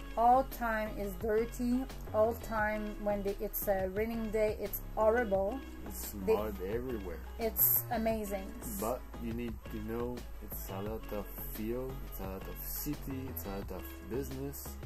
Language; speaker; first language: English; native; English